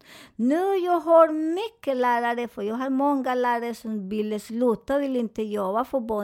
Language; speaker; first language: Swedish; non-native, fluent; Spanish